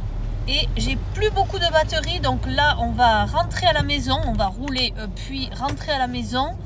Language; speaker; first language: French; native; French